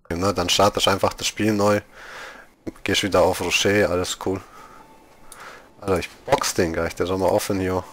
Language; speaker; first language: German; native; German